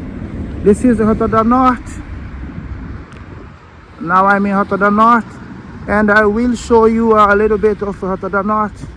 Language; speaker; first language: English; non-native, learner; Portuguese